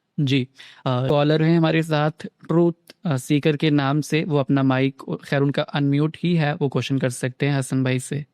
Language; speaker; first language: Urdu; native; Urdu